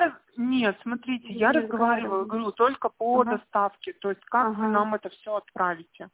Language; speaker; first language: Russian; native; Russian